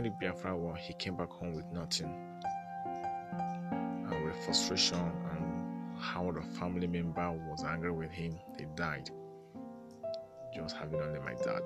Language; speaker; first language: English; non-native, local second language; Igbo